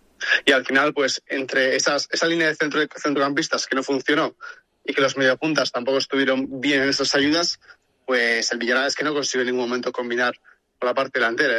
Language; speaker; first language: Spanish; native; Spanish